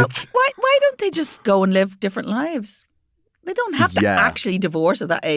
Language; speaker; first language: English; native; English